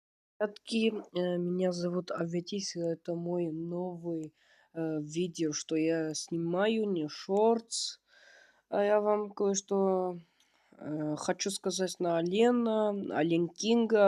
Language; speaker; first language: Russian; non-native, learner; Armenian